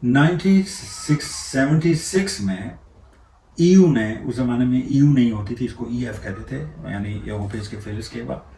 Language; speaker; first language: Urdu; non-native, local second language; Punjabi